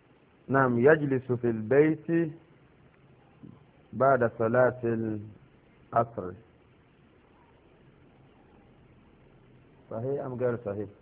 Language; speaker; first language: Arabic; non-native, fluent; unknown